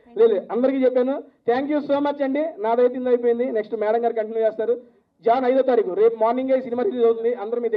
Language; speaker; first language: Telugu; native; Telugu